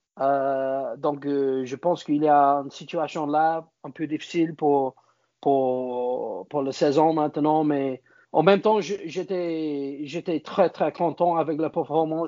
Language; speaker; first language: French; non-native, learner; English